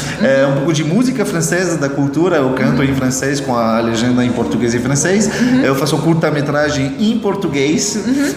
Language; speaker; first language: Portuguese; non-native, fluent; French